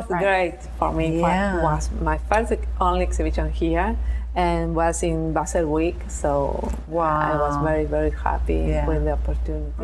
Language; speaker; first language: English; non-native, learner; Spanish